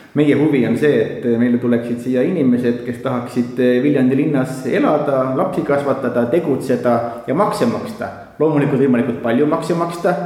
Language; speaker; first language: Estonian; native; Estonian